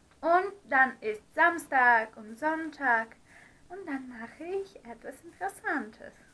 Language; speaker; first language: German; non-native, fluent; Russian